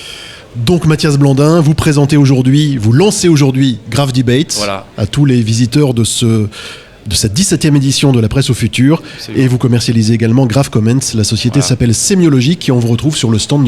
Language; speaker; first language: French; native; French